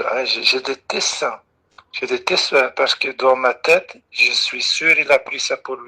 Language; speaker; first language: French; non-native, fluent; Dutch